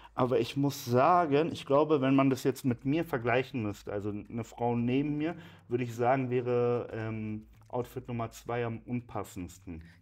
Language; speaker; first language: German; native; German